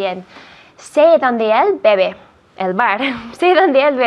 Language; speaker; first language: Spanish; non-native, fluent; English